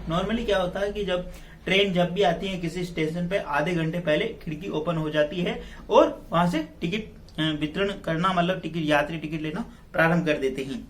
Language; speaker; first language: Hindi; native; Hindi